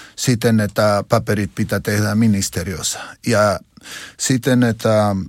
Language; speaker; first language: Finnish; non-native, learner; Spanish